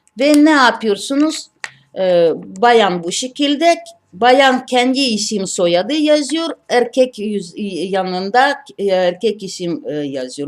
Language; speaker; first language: Turkish; non-native, learner; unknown